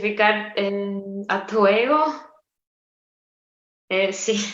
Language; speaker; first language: Spanish; non-native, learner; Romanian